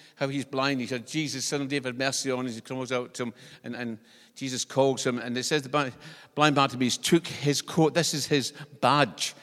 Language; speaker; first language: English; native; English